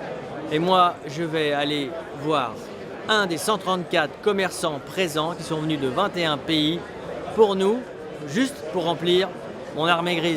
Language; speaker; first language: French; native; French